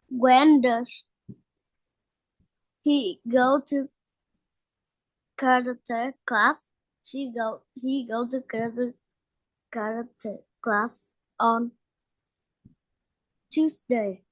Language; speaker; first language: English; non-native, learner; Vietnamese